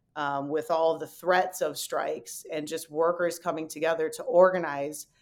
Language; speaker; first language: English; native; English